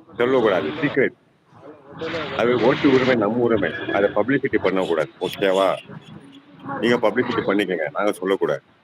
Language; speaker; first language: Tamil; non-native, local second language; Kannada